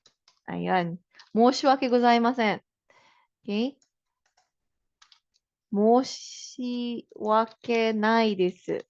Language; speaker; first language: Japanese; non-native, fluent; Filipino